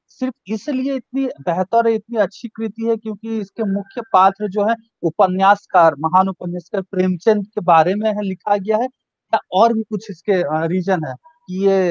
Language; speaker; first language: Hindi; native; Hindi